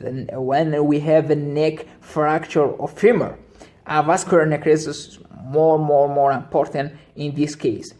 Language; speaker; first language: English; non-native, local second language; Arabic